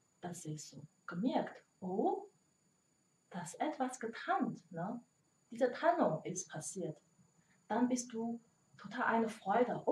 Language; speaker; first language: German; non-native, learner; Chinese